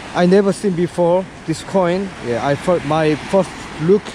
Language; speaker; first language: English; non-native, learner; Korean